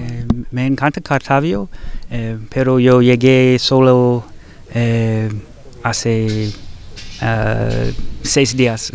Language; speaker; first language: Spanish; non-native, learner; English